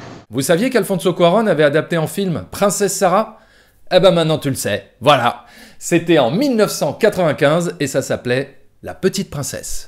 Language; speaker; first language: French; native; French